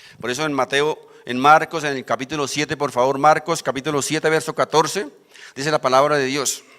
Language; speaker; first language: Spanish; native; Spanish